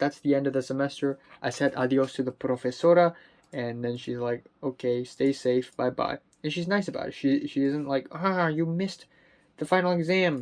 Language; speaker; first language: English; non-native, local second language; Cantonese